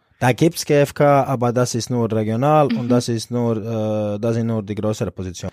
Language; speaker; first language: German; non-native, fluent; Croatian